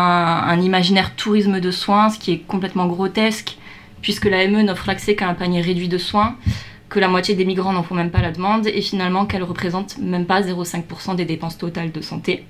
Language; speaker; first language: French; native; French